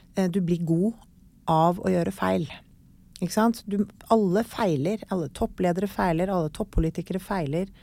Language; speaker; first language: Norwegian; native; Norwegian